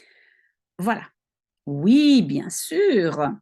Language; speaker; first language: French; non-native, local second language; Dutch